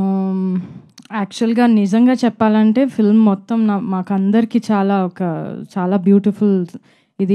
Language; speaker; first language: Telugu; non-native, fluent; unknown